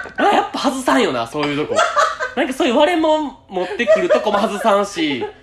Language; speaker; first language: Japanese; native; Japanese